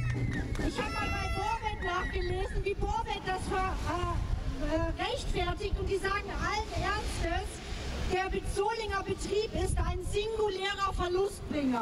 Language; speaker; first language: German; native; German